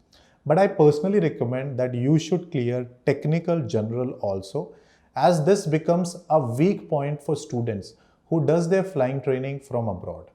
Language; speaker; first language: English; non-native, local second language; Hindi